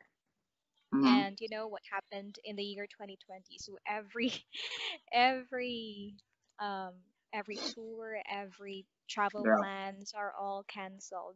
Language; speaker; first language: English; non-native, local second language; Cebuano